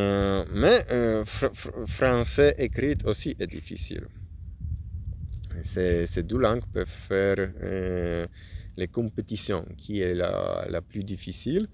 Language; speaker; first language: French; non-native, learner; Polish